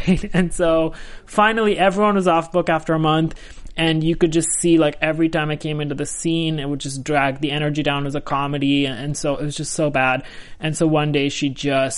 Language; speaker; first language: English; non-native, local second language; Hindi